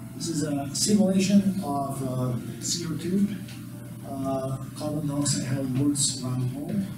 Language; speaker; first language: English; non-native, fluent; Slovak